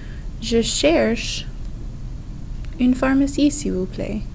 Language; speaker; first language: French; non-native, fluent; English